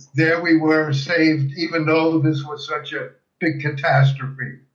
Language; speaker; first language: English; early bilingual, other home language; German